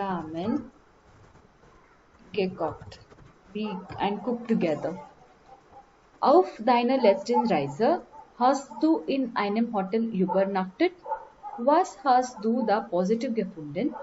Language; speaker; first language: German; non-native, learner; Marathi